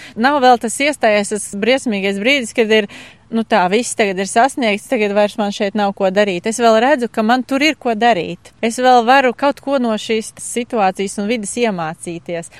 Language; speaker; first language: Latvian; native; Latvian